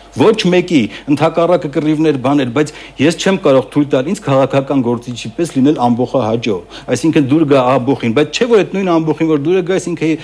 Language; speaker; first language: Armenian; native; Armenian